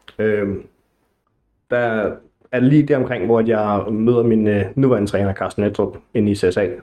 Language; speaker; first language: Danish; native; Danish